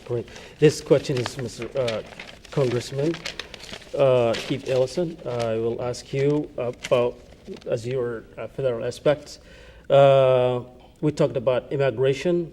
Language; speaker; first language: English; non-native, fluent; Somali